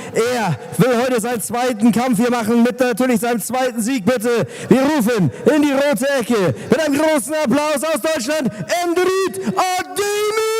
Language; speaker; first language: German; native; German